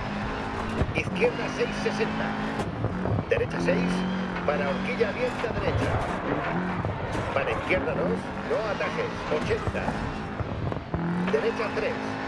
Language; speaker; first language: Spanish; native; Spanish